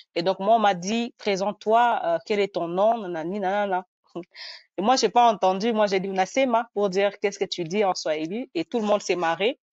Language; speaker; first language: French; non-native, local second language; Nande